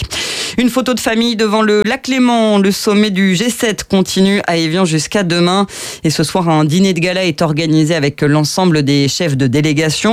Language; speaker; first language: French; native; French